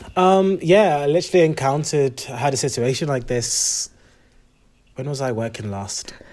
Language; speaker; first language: English; native; English